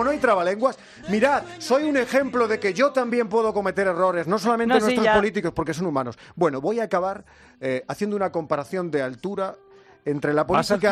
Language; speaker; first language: Spanish; native; Spanish